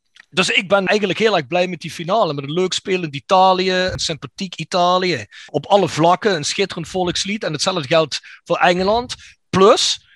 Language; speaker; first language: Dutch; native; Dutch